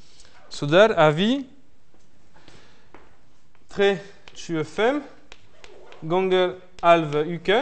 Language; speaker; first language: Swedish; non-native, fluent; French